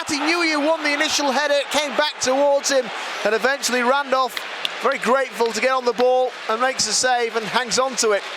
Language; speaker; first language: English; native; English